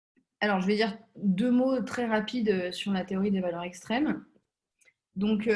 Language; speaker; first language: French; native; French